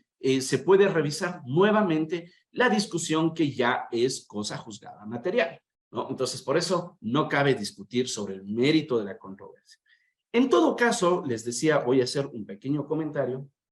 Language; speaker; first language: Spanish; native; Spanish